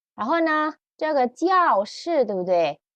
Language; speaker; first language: Chinese; non-native, fluent; Indonesian